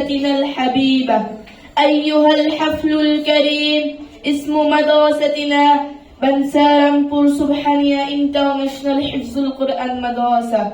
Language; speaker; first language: Arabic; non-native, learner; Bangla